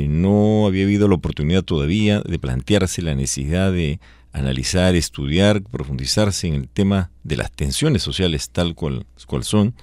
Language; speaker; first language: Spanish; native; Spanish